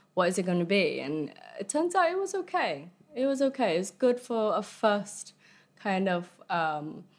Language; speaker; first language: English; early bilingual, other home language; Vietnamese